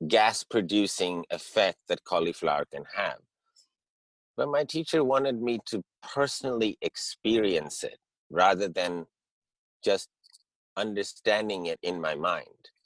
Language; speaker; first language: English; early bilingual, heritage; English